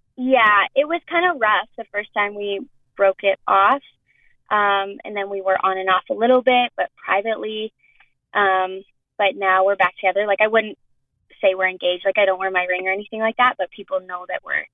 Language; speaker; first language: English; native; English